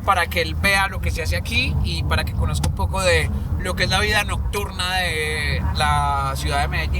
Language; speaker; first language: Spanish; native; Spanish